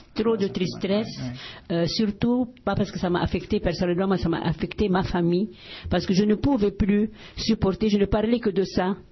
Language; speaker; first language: French; non-native, local second language; Arabic